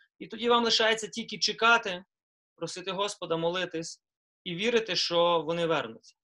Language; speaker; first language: Ukrainian; native; Ukrainian